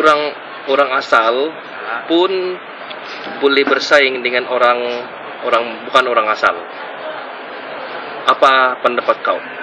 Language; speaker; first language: Indonesian; non-native, local second language; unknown